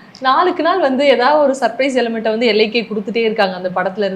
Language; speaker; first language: Tamil; native; Tamil